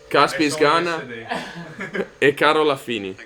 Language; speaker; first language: English; non-native, learner; Italian